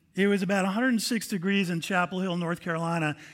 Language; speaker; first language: English; native; English